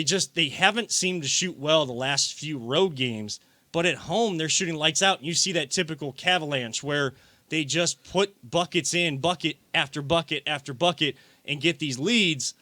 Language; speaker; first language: English; native; English